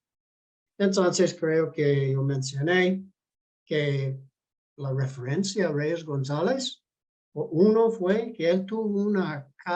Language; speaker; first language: Spanish; non-native, fluent; English